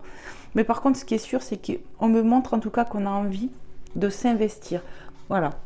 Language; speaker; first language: French; native; French